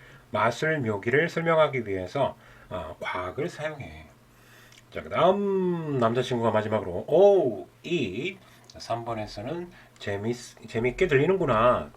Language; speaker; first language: Korean; native; Korean